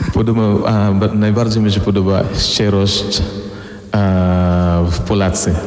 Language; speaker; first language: Polish; non-native, learner; Filipino